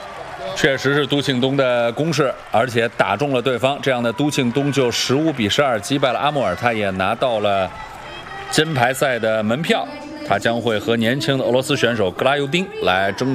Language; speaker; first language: Chinese; native; Chinese